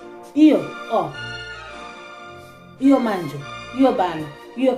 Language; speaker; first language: Italian; non-native, learner; Nigerian Pidgin